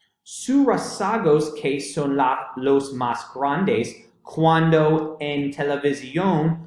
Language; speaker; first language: Spanish; non-native, learner; English